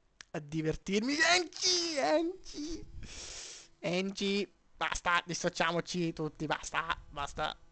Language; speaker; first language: Italian; native; Italian